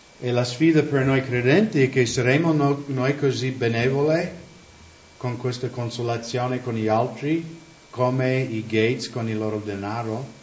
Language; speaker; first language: Italian; non-native, fluent; English